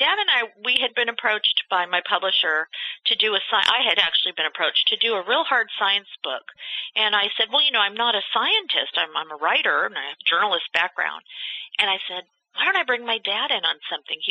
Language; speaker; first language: English; native; English